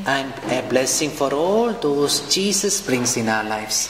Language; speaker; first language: English; non-native, local second language; Malayalam